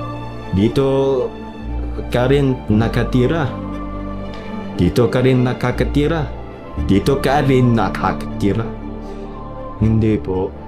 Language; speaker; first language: Filipino; non-native, learner; English